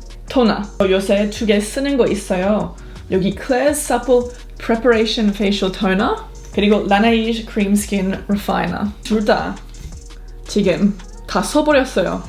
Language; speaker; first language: Korean; non-native, fluent; English